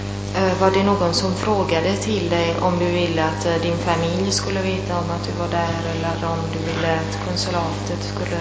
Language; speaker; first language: Swedish; non-native, fluent; Italian